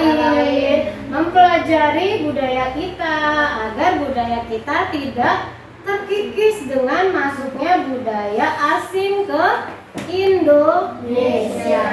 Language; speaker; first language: Indonesian; native; Indonesian